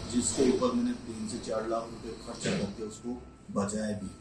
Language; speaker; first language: Hindi; native; Hindi